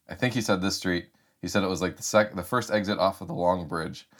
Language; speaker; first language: English; native; English